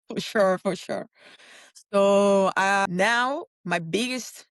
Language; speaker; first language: English; non-native, learner; Portuguese